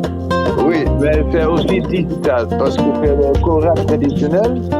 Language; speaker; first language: French; non-native, fluent; Dutch